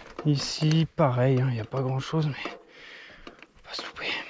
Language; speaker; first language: French; native; French